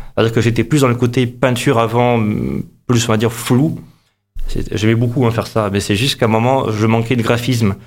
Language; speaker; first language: French; native; French